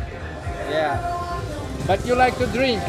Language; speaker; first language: English; non-native, learner; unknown